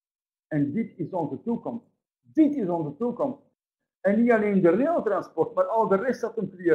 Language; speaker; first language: Dutch; native; Dutch